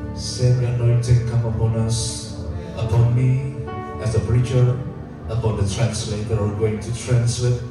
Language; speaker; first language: English; non-native, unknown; Indonesian